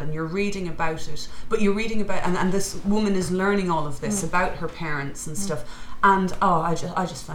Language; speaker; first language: English; native; English